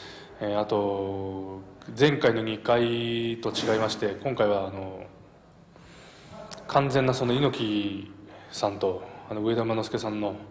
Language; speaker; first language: Japanese; native; Japanese